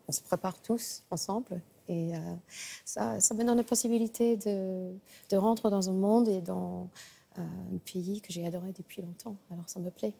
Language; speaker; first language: French; non-native, fluent; English